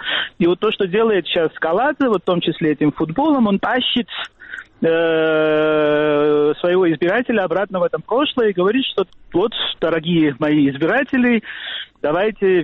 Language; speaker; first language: Russian; non-native, fluent; Georgian